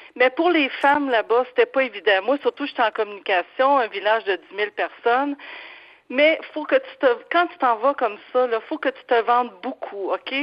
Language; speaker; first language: French; native; French